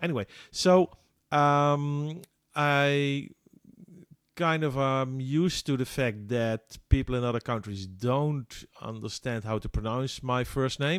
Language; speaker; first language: English; non-native, fluent; Dutch